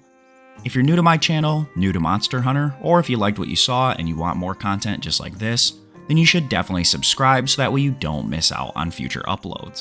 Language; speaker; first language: English; native; English